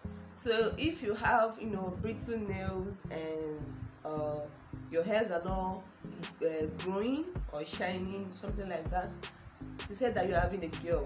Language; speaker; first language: English; non-native, local second language; Igbo